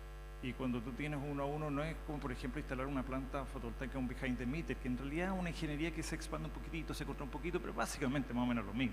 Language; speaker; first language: Spanish; native; Spanish